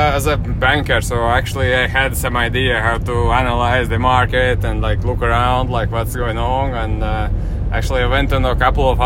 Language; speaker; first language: English; non-native, fluent; Latvian